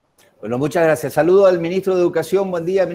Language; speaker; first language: Spanish; native; Spanish